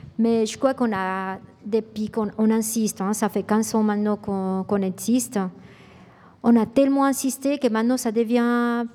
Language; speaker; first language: French; non-native, fluent; Spanish